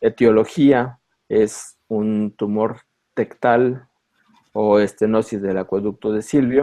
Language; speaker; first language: Spanish; native; Spanish